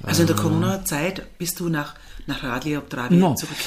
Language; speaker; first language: German; native; German